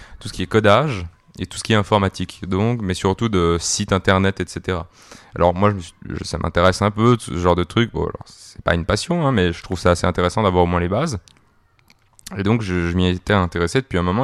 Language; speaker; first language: French; native; French